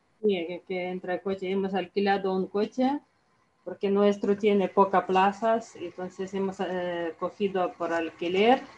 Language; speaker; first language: Spanish; non-native, fluent; Ukrainian